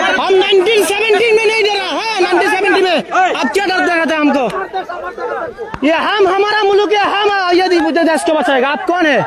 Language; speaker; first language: Hindi; non-native, learner; Bangla